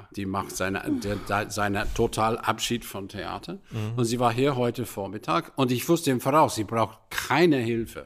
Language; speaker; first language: German; non-native, fluent; English